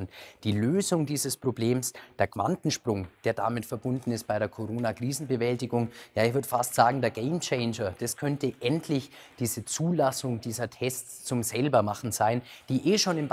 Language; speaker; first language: German; native; German